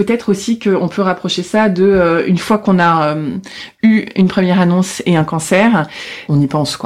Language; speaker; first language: French; native; French